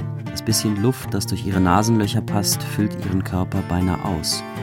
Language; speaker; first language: German; native; German